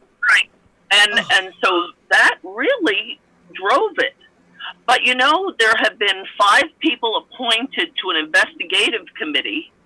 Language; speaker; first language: English; native; English